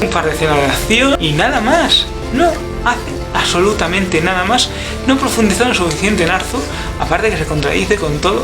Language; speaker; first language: Spanish; native; Spanish